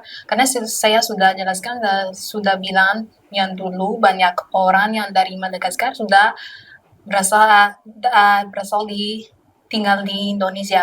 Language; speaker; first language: Indonesian; non-native, learner; Malagasy